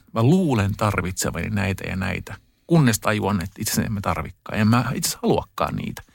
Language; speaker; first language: Finnish; early bilingual, heritage; Finnish